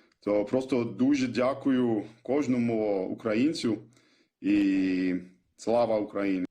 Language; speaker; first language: Ukrainian; non-native, learner; Dutch